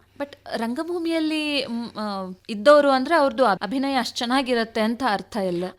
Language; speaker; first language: Kannada; native; Kannada